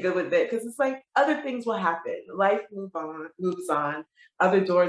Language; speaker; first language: English; native; English